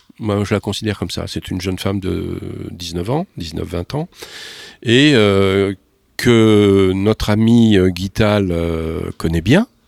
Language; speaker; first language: French; native; French